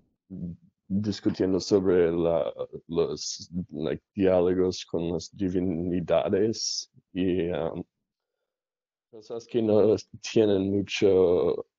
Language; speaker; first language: Spanish; non-native, learner; English